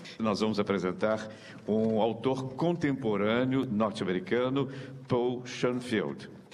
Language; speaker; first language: Portuguese; native; Portuguese